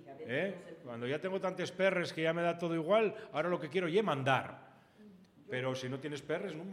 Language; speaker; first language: Spanish; native; Spanish